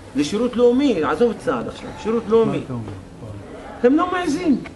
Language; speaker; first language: Hebrew; non-native, local second language; Arabic